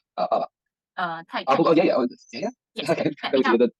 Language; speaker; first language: Chinese; non-native, learner; English